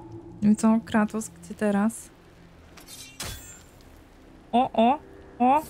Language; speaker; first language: Polish; native; Polish